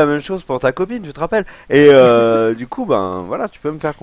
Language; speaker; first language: French; native; French